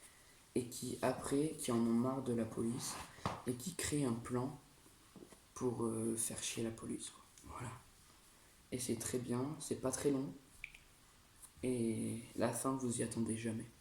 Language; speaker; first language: French; native; French